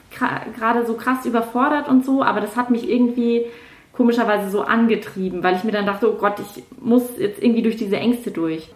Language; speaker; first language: German; native; German